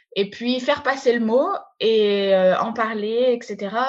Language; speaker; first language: French; native; French